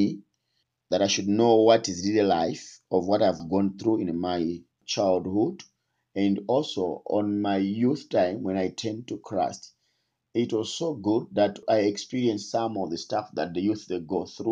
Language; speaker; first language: English; non-native, local second language; Tumbuka